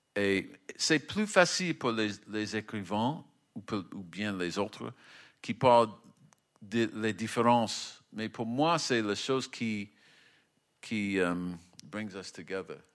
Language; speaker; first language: French; non-native, learner; English